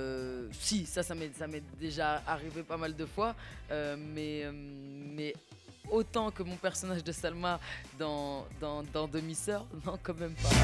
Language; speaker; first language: French; native; French